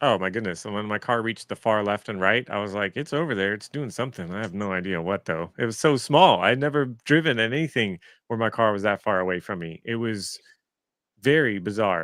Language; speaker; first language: English; native; English